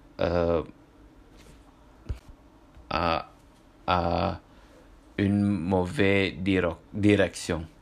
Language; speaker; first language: French; non-native, learner; Indonesian